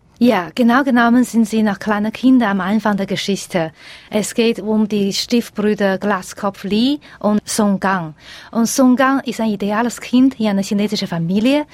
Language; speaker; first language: German; non-native, fluent; Chinese